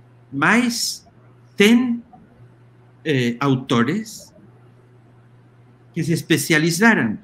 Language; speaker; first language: Portuguese; non-native, fluent; Spanish